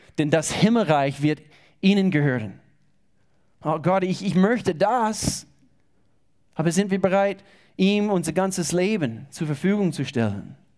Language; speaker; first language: German; non-native, fluent; English